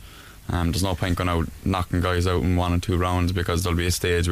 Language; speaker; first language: English; native; English